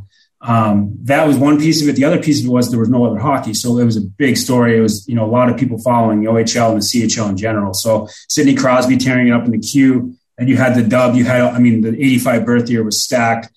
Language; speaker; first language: English; native; English